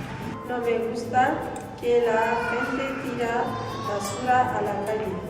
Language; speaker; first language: Spanish; non-native, learner; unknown